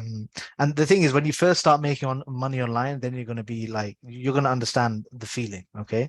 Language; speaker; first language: English; native; English